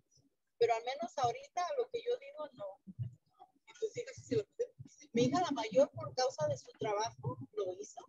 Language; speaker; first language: Spanish; native; Spanish